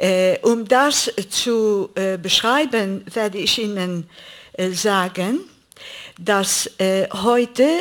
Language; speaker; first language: German; non-native, fluent; Greek